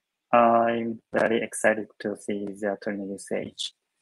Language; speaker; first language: English; non-native, fluent; Japanese